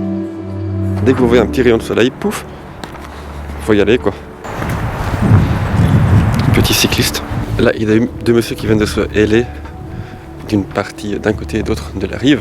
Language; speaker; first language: French; native; French